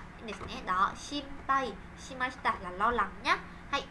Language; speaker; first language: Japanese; non-native, fluent; Vietnamese